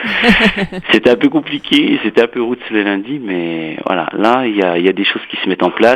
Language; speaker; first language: French; native; French